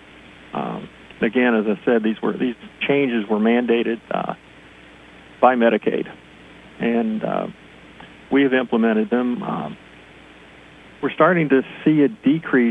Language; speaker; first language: English; native; English